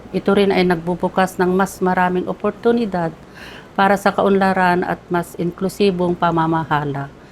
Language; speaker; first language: Filipino; non-native, local second language; Iloko